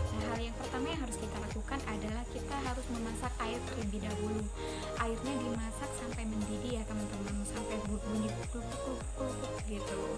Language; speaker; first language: Indonesian; non-native, local second language; Madurese